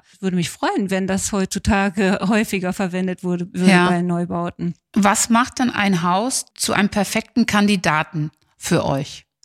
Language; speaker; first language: German; native; German